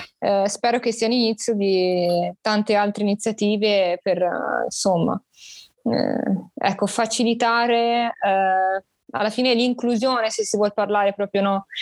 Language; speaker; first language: Italian; native; Italian